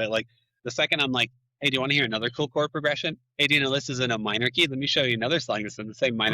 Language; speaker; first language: English; native; English